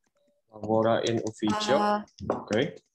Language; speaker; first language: Italian; non-native, fluent; Indonesian